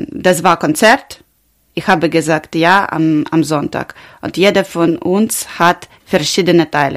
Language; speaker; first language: German; non-native, learner; Ukrainian